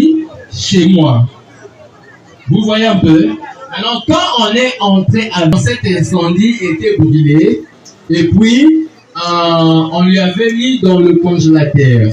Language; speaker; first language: French; non-native, local second language; Lingala